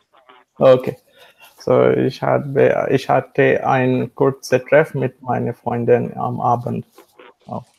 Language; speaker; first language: German; non-native, learner; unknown